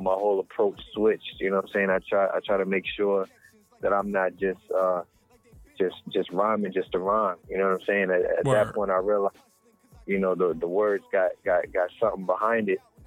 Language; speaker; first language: English; native; English